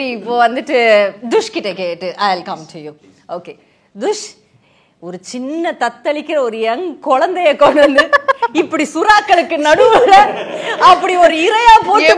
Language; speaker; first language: Tamil; native; Tamil